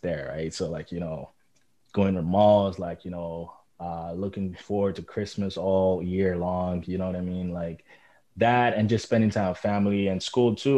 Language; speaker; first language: English; non-native, local second language; Igbo